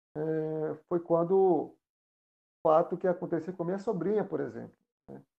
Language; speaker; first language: Portuguese; non-native, local second language; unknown